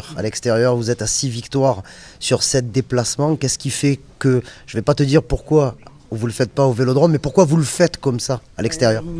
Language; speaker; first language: French; native; French